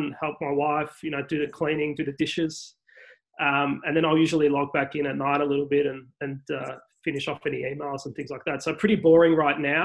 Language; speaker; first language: English; native; English